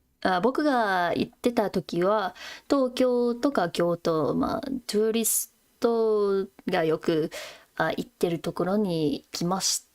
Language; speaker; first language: Japanese; non-native, fluent; English